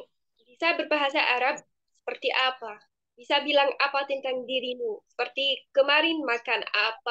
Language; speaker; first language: Indonesian; non-native, fluent; Arabic